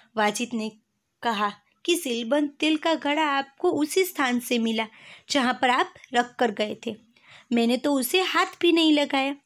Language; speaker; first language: Hindi; non-native, local second language; Gujarati